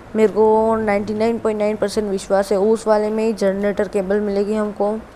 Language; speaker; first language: Hindi; non-native, local second language; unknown